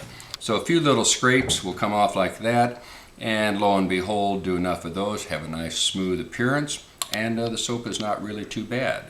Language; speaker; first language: English; native; English